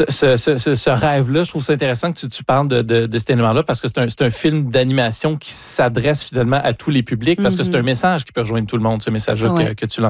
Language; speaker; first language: French; native; French